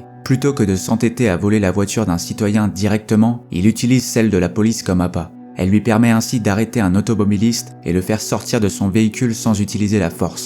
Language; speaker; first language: French; native; French